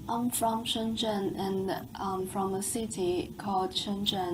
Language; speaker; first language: English; non-native, fluent; Chinese